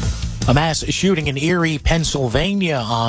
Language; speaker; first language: English; native; English